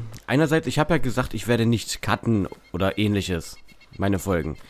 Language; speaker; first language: German; native; German